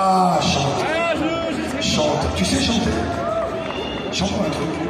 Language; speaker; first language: French; native; French